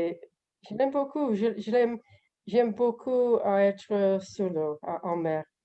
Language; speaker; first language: French; non-native, learner; English